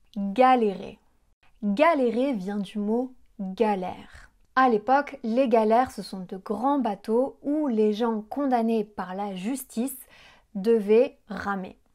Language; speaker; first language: French; native; French